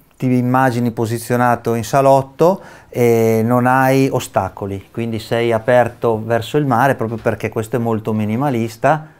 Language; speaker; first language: Italian; native; Italian